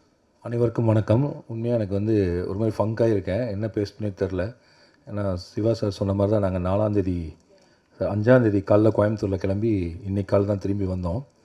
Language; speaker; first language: Tamil; native; Tamil